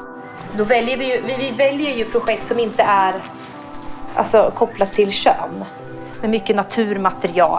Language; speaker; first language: Swedish; native; Swedish